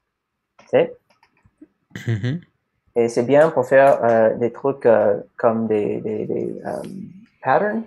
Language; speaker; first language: French; non-native, learner; English